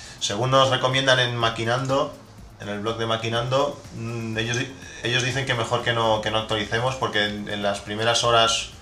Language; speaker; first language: Spanish; native; Spanish